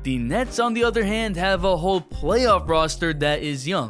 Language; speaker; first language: English; native; English